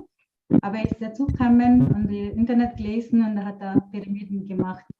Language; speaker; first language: German; non-native, fluent; Telugu